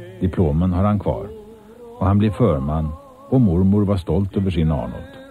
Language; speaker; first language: Swedish; native; Swedish